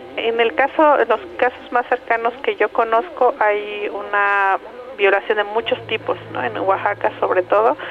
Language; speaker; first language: Spanish; non-native, local second language; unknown